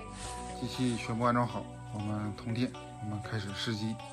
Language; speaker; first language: Chinese; native; Chinese